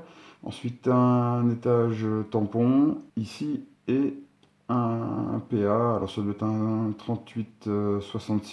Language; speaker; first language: French; native; French